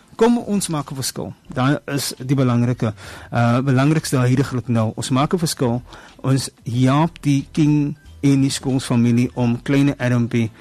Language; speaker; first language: Afrikaans; early bilingual, heritage; Afrikaans